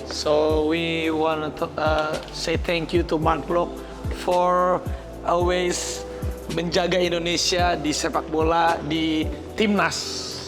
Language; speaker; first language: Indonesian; native; Indonesian